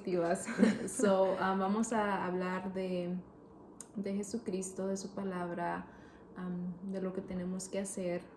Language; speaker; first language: Spanish; early bilingual, heritage; Spanish